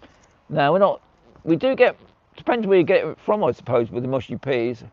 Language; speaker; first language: English; native; English